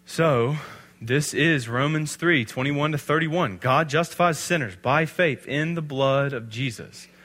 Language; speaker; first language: English; native; English